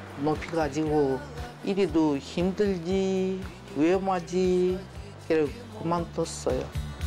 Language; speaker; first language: Korean; non-native, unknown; Russian